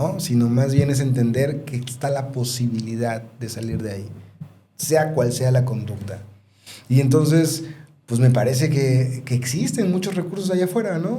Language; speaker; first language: Spanish; native; Spanish